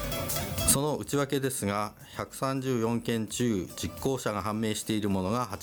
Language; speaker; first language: Japanese; native; Japanese